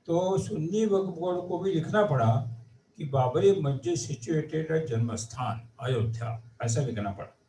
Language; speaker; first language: Hindi; non-native, local second language; Marathi